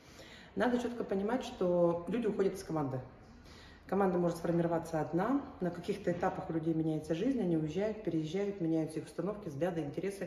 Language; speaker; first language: Russian; native; Russian